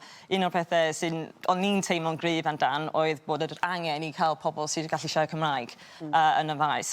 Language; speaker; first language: Welsh; native; Welsh